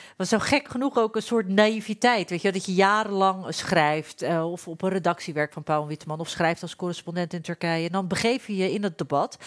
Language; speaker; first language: Dutch; early bilingual, other home language; Turkish